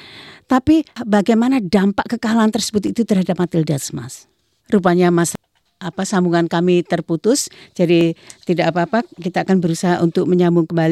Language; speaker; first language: Indonesian; native; Indonesian